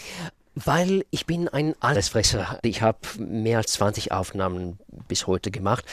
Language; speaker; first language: German; non-native, fluent; Russian